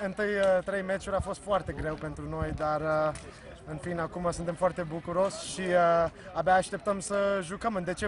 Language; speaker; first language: Romanian; early bilingual, heritage; Romanian